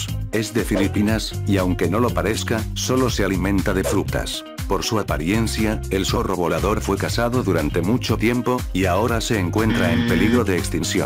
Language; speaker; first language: Spanish; native; Spanish